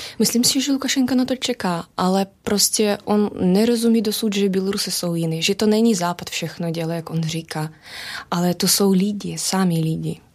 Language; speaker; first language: Czech; non-native, fluent; Belarusian